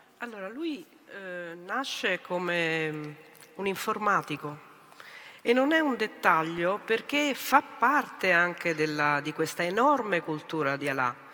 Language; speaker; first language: Italian; native; Italian